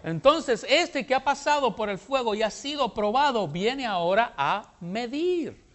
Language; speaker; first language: Spanish; native; Spanish